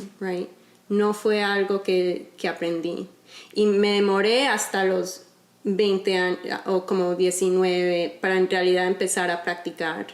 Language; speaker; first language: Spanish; early bilingual, heritage; Spanish